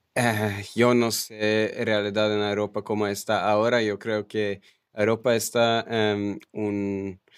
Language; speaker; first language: Spanish; non-native, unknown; Finnish